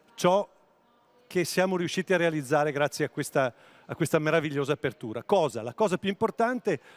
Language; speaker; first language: Italian; native; Italian